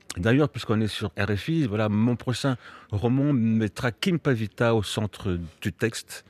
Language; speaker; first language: French; early bilingual, other home language; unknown